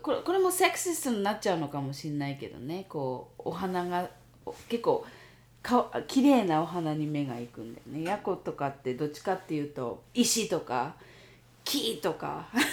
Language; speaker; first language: Japanese; early bilingual, heritage; Japanese